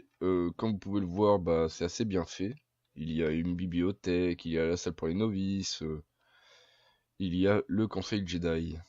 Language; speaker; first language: French; native; French